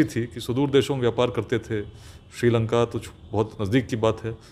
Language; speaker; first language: Hindi; native; Hindi